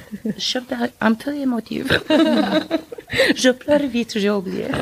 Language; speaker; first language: French; non-native, fluent; Romanian